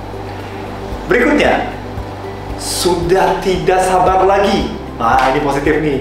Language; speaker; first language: Indonesian; non-native, fluent; Japanese